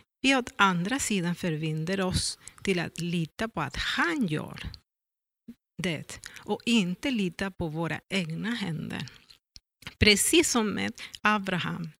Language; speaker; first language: Swedish; non-native, learner; Spanish